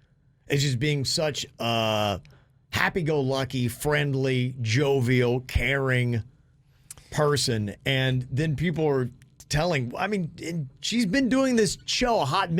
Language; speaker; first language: English; native; English